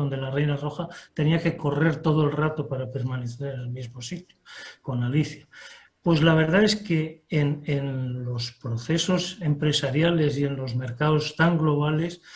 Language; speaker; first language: Spanish; native; Spanish